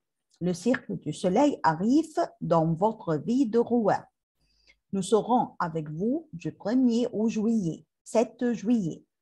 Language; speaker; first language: French; non-native, learner; Arabic